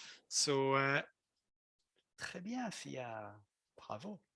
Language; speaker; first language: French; non-native, fluent; English